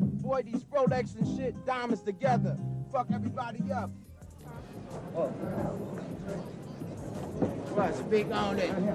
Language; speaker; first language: English; native; English